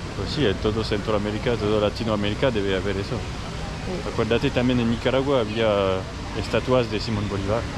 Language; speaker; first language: Spanish; non-native, fluent; French